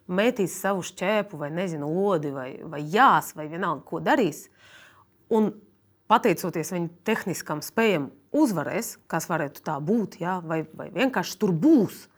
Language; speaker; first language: Latvian; non-native, fluent; Russian